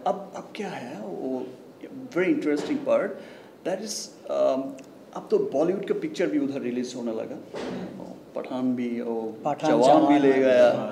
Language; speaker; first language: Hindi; non-native, learner; Bangla